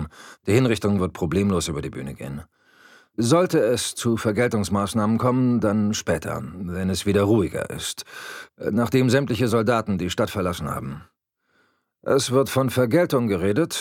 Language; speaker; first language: German; native; German